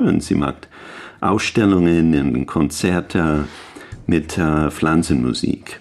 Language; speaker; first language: German; non-native, learner; English